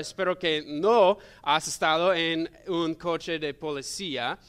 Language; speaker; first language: Spanish; non-native, learner; English